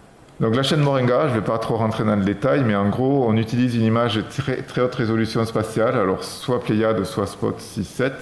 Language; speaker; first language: French; native; French